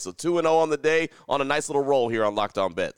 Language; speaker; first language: English; native; English